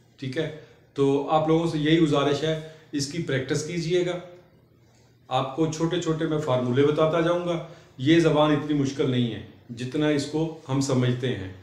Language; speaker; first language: Urdu; native; Urdu